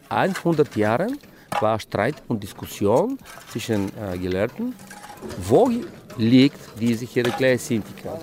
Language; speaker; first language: German; non-native, fluent; Bulgarian